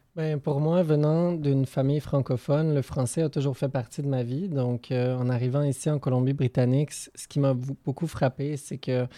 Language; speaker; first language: French; native; French